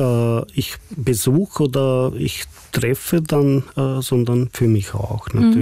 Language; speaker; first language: German; non-native, fluent; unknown